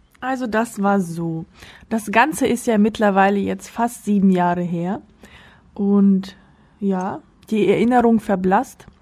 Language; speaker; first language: German; early bilingual, other home language; Russian